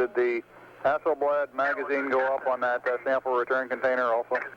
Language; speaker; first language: English; native; English